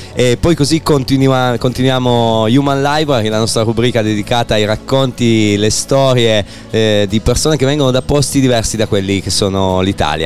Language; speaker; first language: Italian; native; Italian